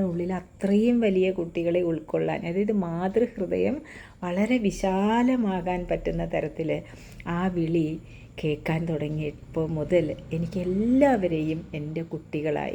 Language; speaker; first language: Malayalam; native; Malayalam